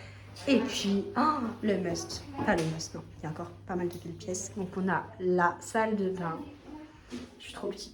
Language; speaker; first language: French; native; French